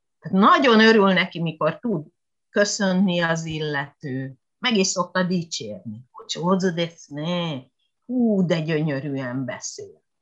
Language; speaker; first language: Hungarian; non-native, fluent; Japanese